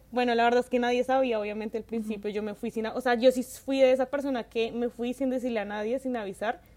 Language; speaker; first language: Spanish; native; Spanish